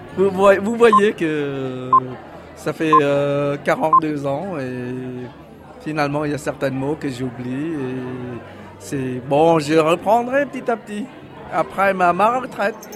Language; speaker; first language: French; non-native, fluent; Khmer